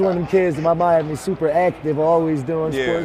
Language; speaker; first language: English; native; English